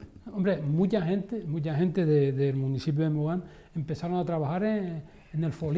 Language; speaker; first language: Spanish; native; Spanish